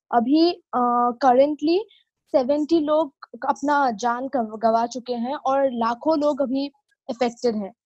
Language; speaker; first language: Hindi; non-native, local second language; Assamese